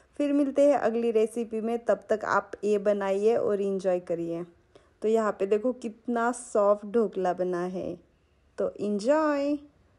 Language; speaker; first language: Hindi; non-native, local second language; Marathi